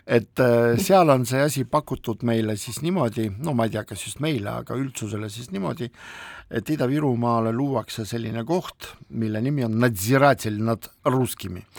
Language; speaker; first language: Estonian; non-native, local second language; Russian